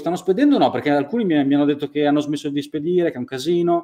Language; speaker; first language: Italian; native; Italian